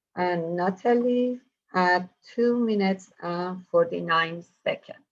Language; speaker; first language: English; non-native, fluent; Persian